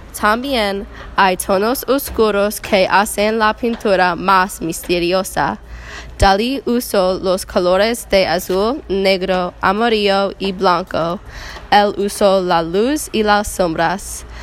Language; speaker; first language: Spanish; non-native, learner; English